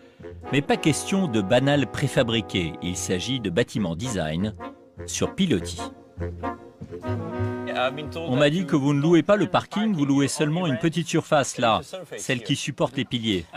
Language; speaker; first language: French; native; French